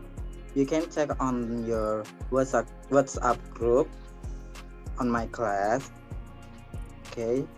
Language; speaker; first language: English; non-native, learner; Indonesian